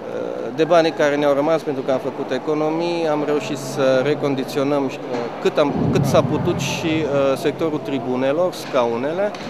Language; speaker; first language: Romanian; native; Romanian